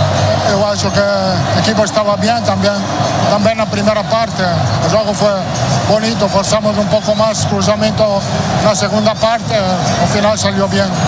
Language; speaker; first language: Portuguese; non-native, learner; Italian